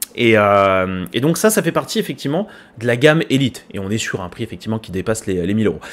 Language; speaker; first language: French; native; French